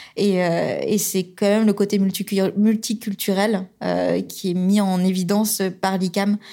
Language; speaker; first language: French; native; French